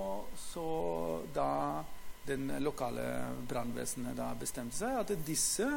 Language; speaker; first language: Norwegian; non-native, fluent; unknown